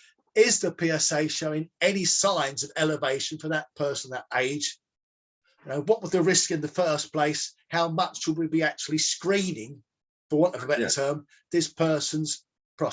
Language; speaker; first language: English; native; English